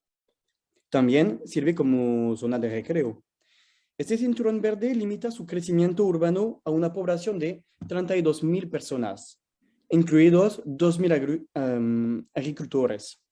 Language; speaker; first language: Spanish; non-native, fluent; French